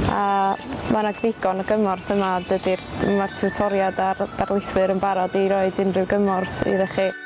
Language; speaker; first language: Welsh; native; Welsh